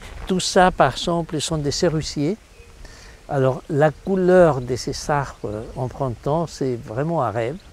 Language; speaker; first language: French; non-native, fluent; Spanish